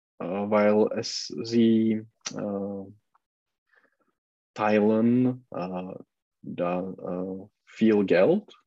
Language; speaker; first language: German; non-native, learner; Czech